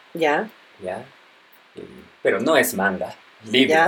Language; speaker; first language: Spanish; non-native, learner; Japanese